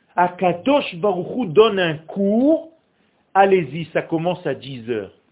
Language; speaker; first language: French; non-native, fluent; Hebrew